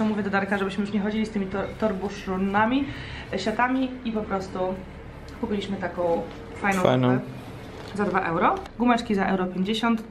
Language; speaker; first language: Polish; native; Polish